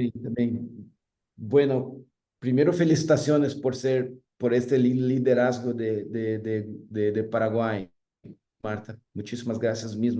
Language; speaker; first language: Spanish; non-native, fluent; Portuguese